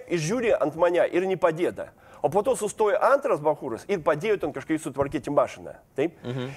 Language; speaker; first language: Lithuanian; non-native, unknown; Russian